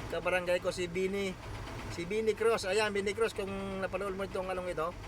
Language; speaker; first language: Filipino; native; Filipino